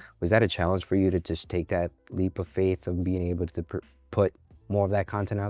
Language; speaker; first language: English; native; English